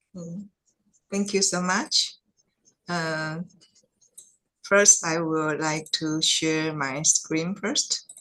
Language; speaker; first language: English; non-native, fluent; Chinese